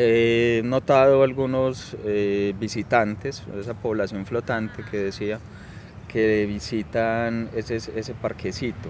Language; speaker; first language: Spanish; native; Spanish